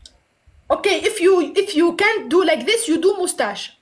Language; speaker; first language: English; non-native, learner; Arabic